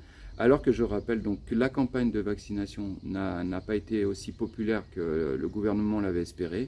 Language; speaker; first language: French; native; French